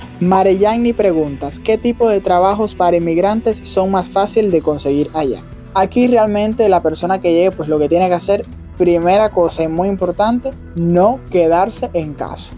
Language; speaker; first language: Spanish; native; Spanish